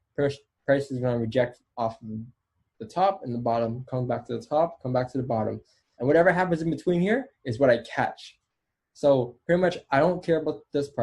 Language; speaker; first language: English; native; English